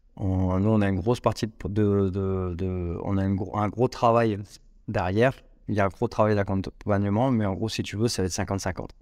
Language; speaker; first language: French; native; French